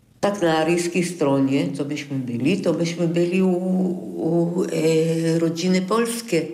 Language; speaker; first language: Polish; native; Polish